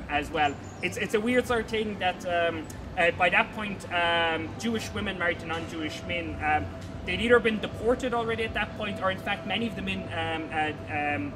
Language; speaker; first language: English; native; English